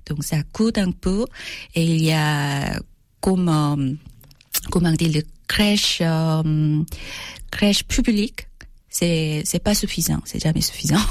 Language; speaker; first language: French; non-native, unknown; Korean